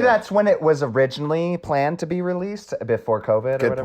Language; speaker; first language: English; native; English